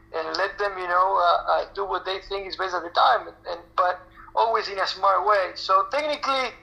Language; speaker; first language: English; non-native, fluent; Spanish